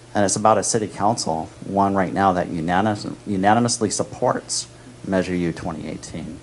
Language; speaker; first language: English; native; English